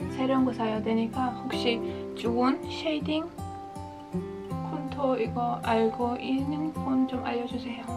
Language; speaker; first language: Korean; non-native, fluent; Latvian